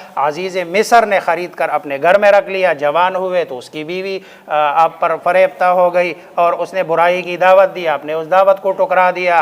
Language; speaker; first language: Urdu; native; Urdu